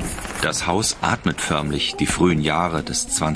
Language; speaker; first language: German; native; German